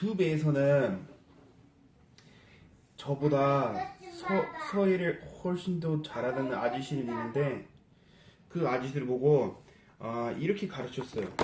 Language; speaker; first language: Korean; non-native, fluent; English